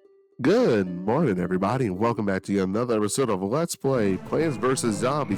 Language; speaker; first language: English; native; English